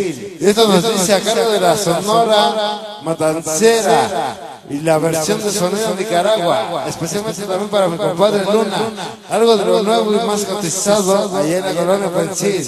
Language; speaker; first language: Spanish; native; Spanish